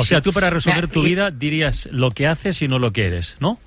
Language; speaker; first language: Spanish; native; Spanish